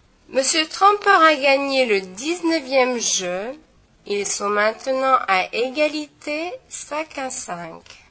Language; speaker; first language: French; native; French